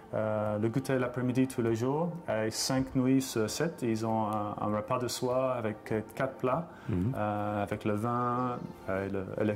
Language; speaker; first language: French; non-native, fluent; English